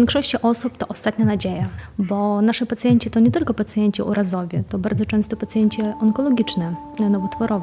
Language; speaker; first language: Polish; non-native, fluent; Ukrainian